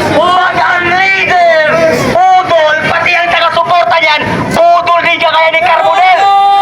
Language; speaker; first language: Filipino; non-native, local second language; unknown